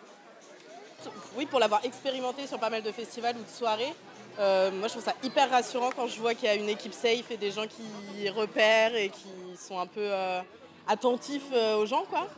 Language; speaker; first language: French; native; French